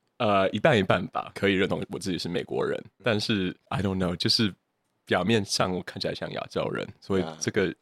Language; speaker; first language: Chinese; early bilingual, heritage; English